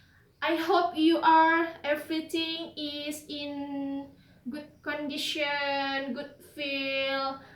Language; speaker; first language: English; non-native, learner; Indonesian